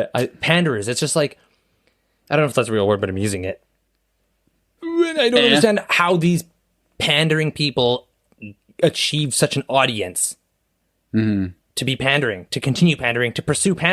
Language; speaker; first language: English; native; English